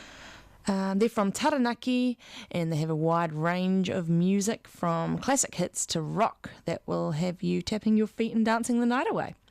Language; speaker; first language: English; native; English